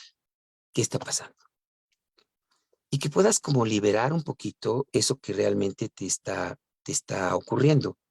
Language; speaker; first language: Spanish; native; Spanish